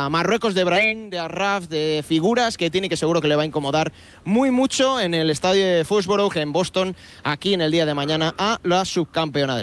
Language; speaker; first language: Spanish; native; Spanish